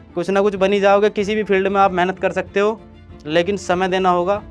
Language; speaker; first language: Hindi; native; Hindi